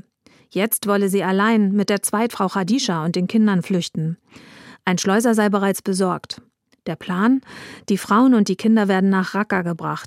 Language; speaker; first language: German; native; German